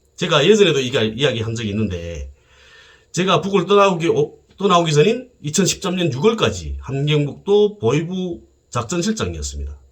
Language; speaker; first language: Korean; native; Korean